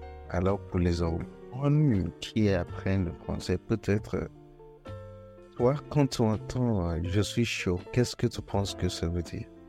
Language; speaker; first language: French; non-native, fluent; Yoruba